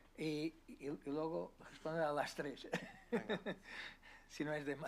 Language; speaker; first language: Spanish; non-native, fluent; Portuguese